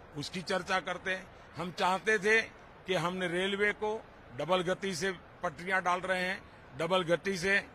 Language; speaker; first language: Hindi; non-native, local second language; Gujarati